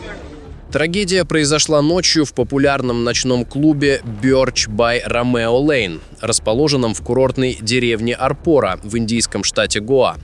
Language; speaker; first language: Russian; native; Russian